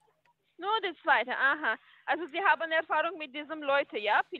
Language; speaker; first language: German; non-native, learner; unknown